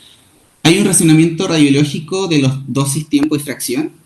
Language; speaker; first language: Spanish; native; Spanish